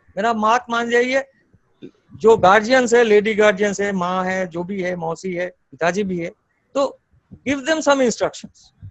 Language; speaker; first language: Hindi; non-native, local second language; Bangla